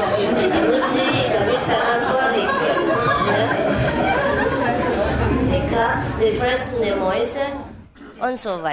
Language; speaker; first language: German; non-native, fluent; Vietnamese